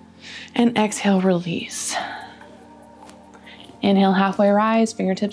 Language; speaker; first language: English; native; English